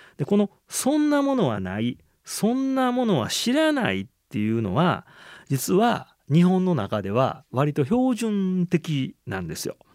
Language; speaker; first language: Japanese; native; Japanese